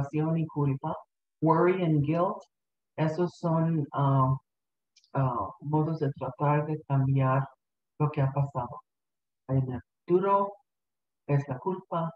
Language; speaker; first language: Spanish; early bilingual, heritage; Spanish